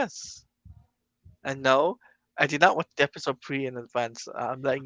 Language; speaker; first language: English; native; English